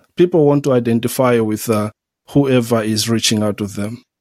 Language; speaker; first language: English; non-native, local second language; Nyanja